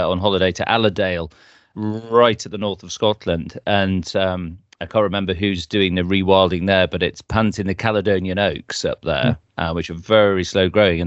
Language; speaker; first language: English; native; English